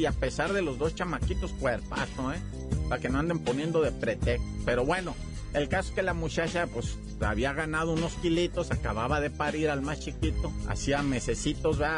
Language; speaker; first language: Spanish; native; Spanish